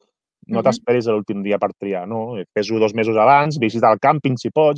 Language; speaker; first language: Catalan; native; Catalan